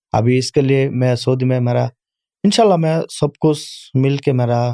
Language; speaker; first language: Urdu; non-native, learner; Bangla